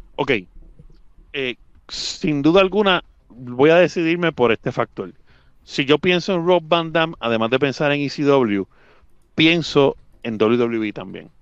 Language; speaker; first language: Spanish; native; Spanish